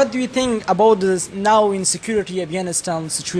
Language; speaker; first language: English; non-native, learner; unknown